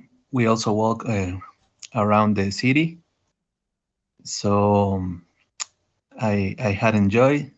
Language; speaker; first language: English; non-native, learner; Spanish